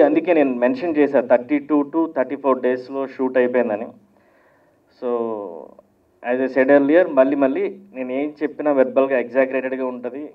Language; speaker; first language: Telugu; native; Telugu